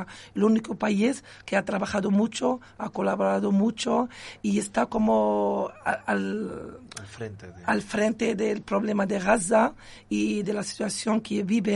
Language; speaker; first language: Spanish; non-native, local second language; Arabic